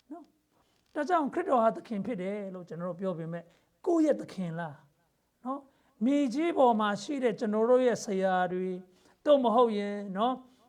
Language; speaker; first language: Burmese; non-native, local second language; Hakha Chin